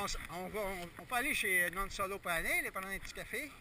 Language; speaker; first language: French; native; French